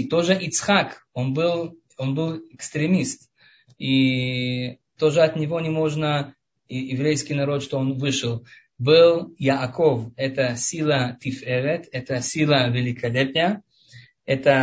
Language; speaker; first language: Russian; early bilingual, heritage; Russian